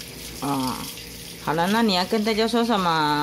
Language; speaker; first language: Chinese; native; Chinese